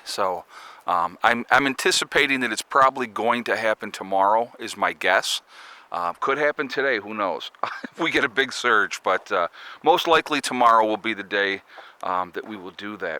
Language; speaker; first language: English; native; English